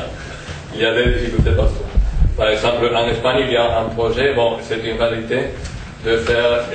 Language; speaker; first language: French; non-native, fluent; Spanish